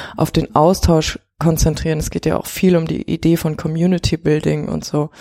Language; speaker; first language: German; early bilingual, heritage; Chinese